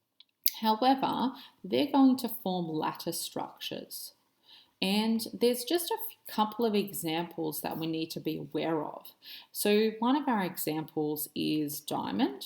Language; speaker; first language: English; native; English